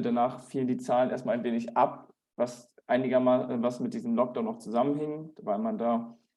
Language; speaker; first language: German; native; German